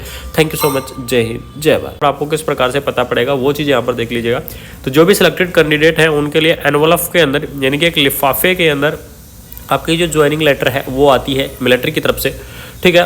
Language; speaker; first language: Hindi; native; Hindi